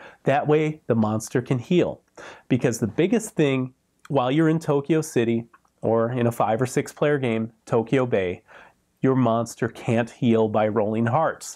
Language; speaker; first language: English; native; English